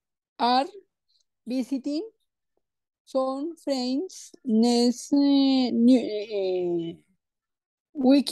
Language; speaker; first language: English; non-native, learner; Spanish